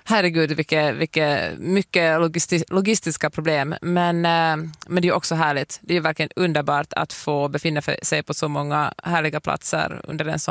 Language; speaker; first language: Swedish; native; Swedish